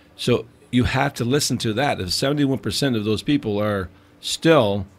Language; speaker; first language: English; native; English